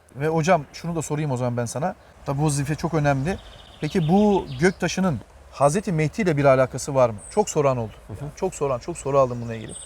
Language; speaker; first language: Turkish; native; Turkish